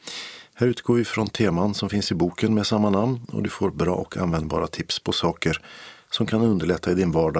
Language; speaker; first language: Swedish; native; Swedish